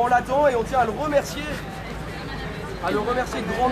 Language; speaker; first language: French; native; French